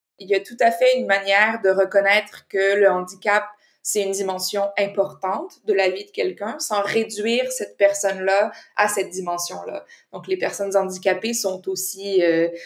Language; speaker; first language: French; native; French